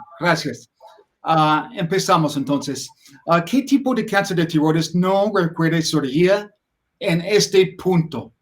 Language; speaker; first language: Spanish; non-native, learner; English